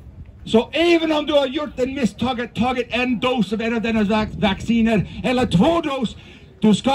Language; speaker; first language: Swedish; non-native, fluent; English